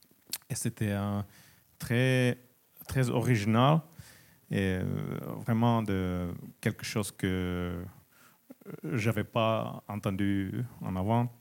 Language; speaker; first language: French; non-native, learner; Finnish